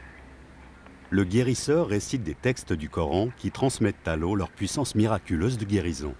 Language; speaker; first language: French; native; French